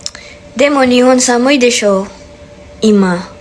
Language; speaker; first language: Japanese; non-native, learner; Filipino